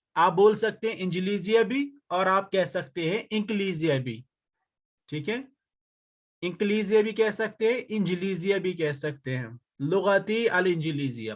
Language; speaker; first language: Urdu; native; Urdu